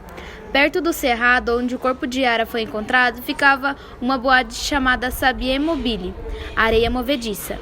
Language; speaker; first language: Portuguese; native; Portuguese